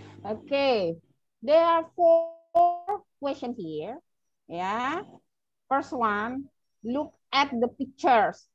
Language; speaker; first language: English; non-native, learner; Indonesian